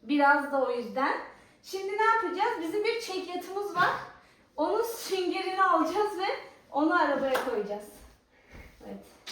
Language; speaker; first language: Turkish; native; Turkish